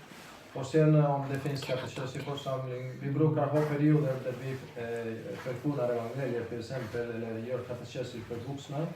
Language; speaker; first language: Swedish; non-native, fluent; Spanish